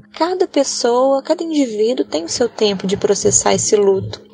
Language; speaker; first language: Portuguese; native; Portuguese